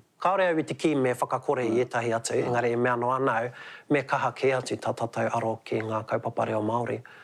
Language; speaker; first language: Māori; native; Māori